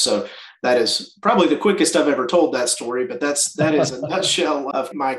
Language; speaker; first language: English; native; English